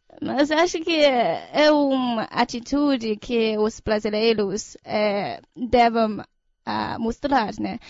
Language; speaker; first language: Portuguese; non-native, fluent; Chinese